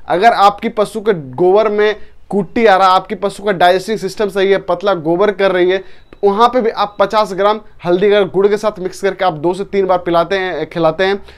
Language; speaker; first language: Hindi; native; Hindi